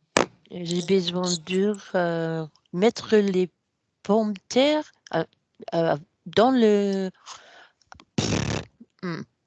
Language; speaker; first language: French; non-native, learner; English